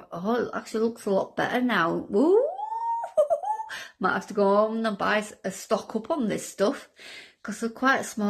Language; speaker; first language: English; native; English